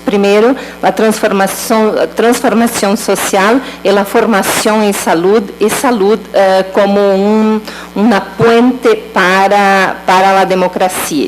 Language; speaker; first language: Spanish; non-native, learner; Portuguese